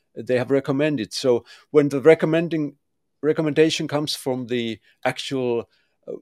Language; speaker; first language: English; non-native, fluent; Finnish